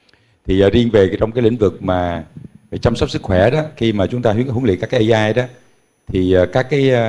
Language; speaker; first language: Vietnamese; native; Vietnamese